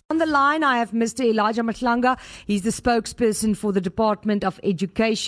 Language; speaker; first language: English; non-native, local second language; Afrikaans